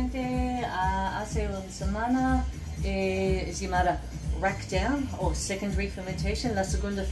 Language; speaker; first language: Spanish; non-native, learner; English